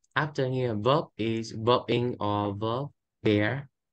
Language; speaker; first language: English; non-native, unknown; Vietnamese